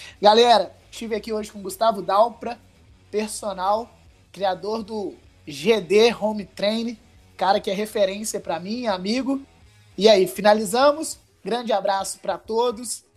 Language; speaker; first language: Portuguese; native; Portuguese